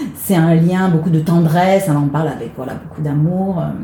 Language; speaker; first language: French; native; French